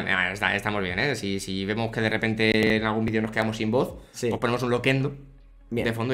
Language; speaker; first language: Spanish; native; Spanish